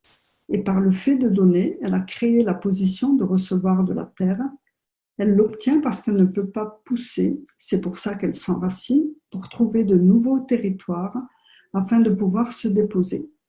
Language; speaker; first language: French; native; French